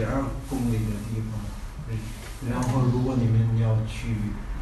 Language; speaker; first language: Chinese; non-native, learner; Tibetan